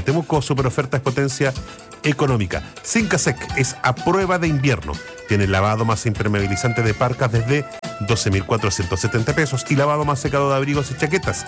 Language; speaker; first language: Spanish; native; Spanish